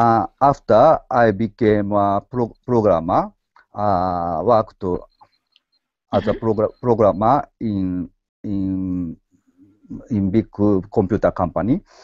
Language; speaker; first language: English; non-native, learner; Japanese